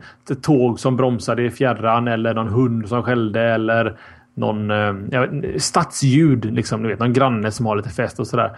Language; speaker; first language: Swedish; native; Swedish